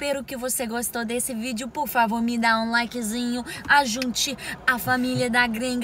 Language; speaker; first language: Portuguese; non-native, learner; English